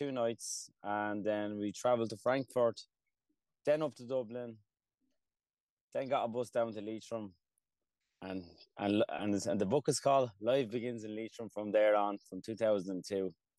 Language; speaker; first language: English; early bilingual, other home language; Kurdish